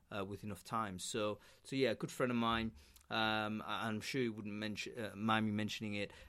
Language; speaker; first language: English; native; English